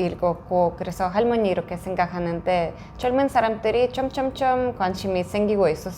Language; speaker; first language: Korean; non-native, fluent; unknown